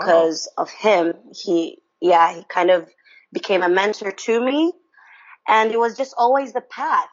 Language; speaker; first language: English; non-native, local second language; Ganda